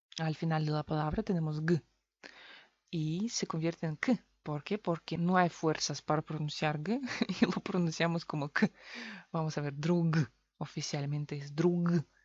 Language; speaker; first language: Spanish; non-native, fluent; Russian